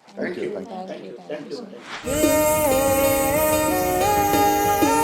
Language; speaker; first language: Tamil; native; Tamil